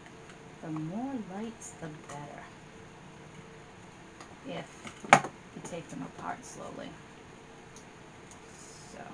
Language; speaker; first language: English; native; English